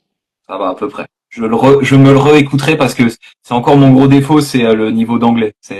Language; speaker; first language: French; native; French